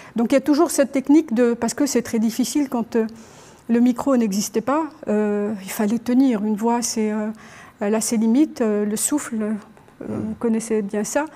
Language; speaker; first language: French; non-native, local second language; Arabic